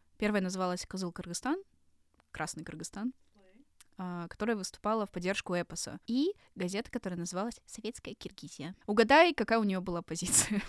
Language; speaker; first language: Russian; native; Russian